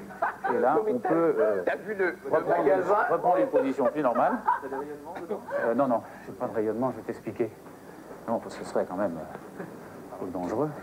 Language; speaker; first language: French; native; French